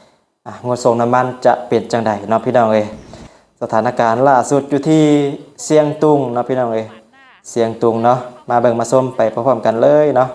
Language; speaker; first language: Thai; non-native, local second language; Northeastern Thai